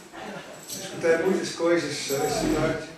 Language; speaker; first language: Portuguese; non-native, fluent; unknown